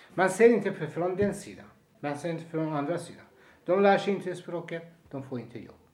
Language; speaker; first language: Swedish; non-native, fluent; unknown